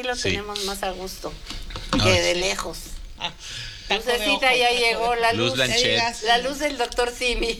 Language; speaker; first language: Spanish; native; Spanish